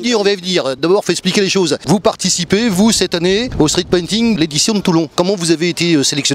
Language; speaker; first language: French; native; French